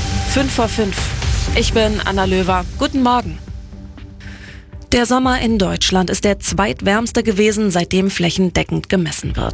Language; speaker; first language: German; native; German